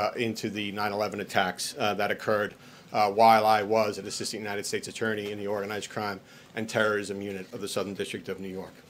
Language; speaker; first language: English; native; English